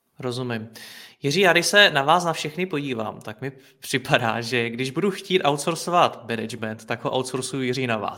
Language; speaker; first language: Czech; native; Czech